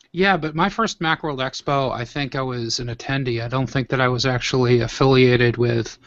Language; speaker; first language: English; native; English